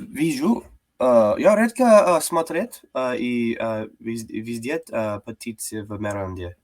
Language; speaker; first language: Russian; non-native, learner; English